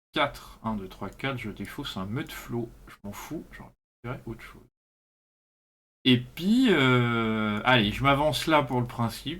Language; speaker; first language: French; native; French